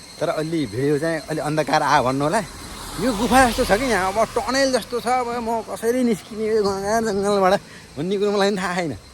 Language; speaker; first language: Nepali; native; Nepali